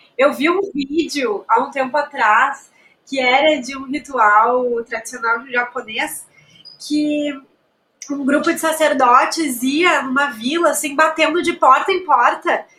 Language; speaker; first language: Portuguese; native; Portuguese